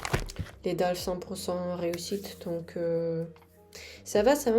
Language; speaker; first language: French; non-native, fluent; Spanish